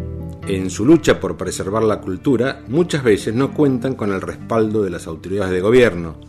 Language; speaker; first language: Spanish; native; Spanish